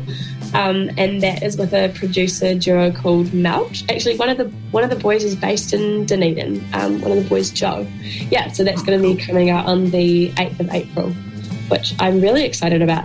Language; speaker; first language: English; native; English